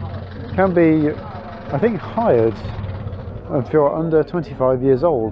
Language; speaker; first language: English; native; English